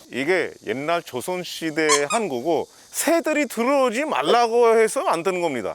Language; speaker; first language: Korean; non-native, fluent; Hindi